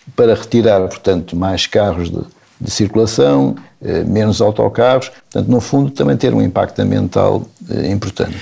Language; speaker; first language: Portuguese; native; Portuguese